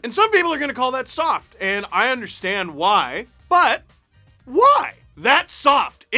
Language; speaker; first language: English; native; English